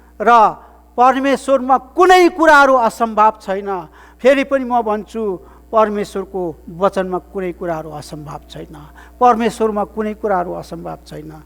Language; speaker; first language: Nepali; native; Nepali